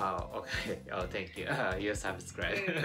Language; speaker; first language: English; non-native, learner; Japanese